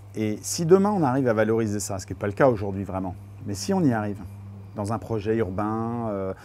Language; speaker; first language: French; native; French